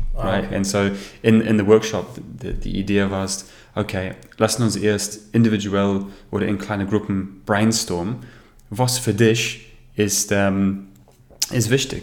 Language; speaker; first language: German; non-native, learner; English